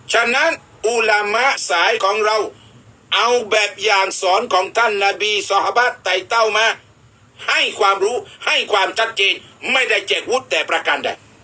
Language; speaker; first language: Thai; non-native, local second language; Malay